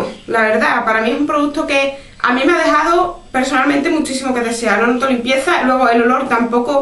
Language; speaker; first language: Spanish; native; Spanish